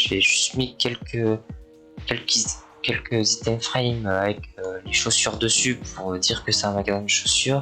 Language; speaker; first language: French; native; French